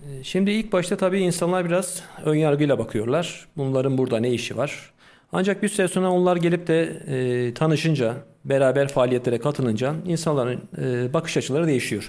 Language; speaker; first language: Turkish; native; Turkish